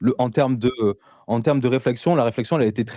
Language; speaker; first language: French; native; French